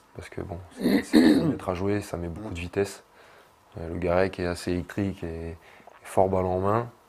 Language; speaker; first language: French; native; French